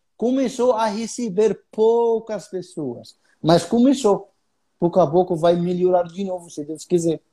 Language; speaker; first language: Portuguese; non-native, fluent; Arabic